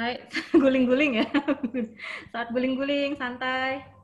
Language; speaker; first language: Indonesian; native; Indonesian